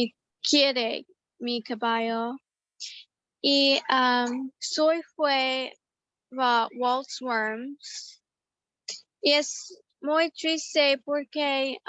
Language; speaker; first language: Spanish; non-native, learner; English